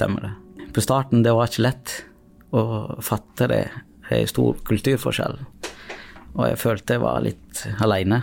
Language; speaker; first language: Norwegian; non-native, fluent; Tamil